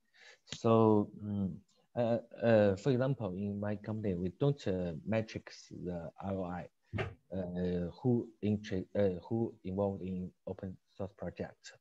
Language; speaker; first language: English; non-native, learner; Chinese